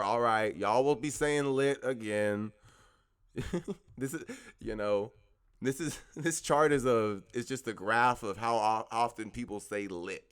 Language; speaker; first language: English; native; English